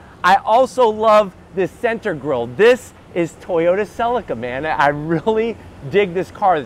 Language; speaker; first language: English; native; English